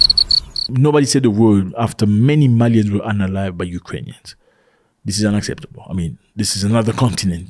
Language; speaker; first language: English; non-native, fluent; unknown